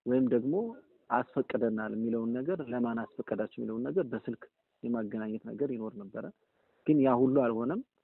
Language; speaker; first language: Amharic; native; Amharic